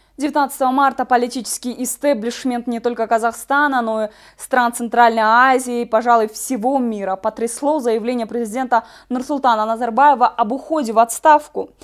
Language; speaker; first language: Russian; non-native, local second language; Kyrgyz